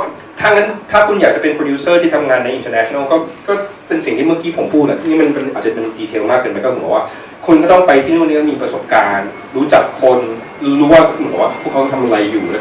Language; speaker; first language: Thai; early bilingual, heritage; Thai